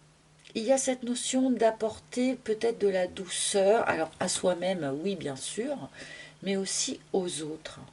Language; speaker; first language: French; native; French